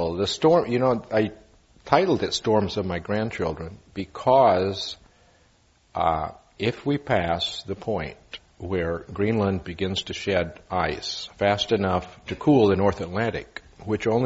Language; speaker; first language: English; native; English